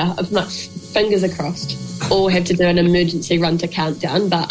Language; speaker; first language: English; native; English